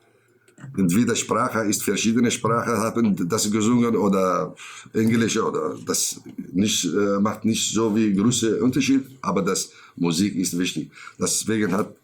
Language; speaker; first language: German; non-native, learner; Kurdish